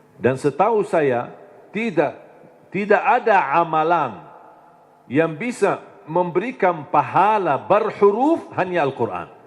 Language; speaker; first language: Indonesian; non-native, fluent; Arabic